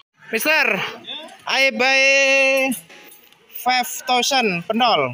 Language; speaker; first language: English; non-native, learner; Indonesian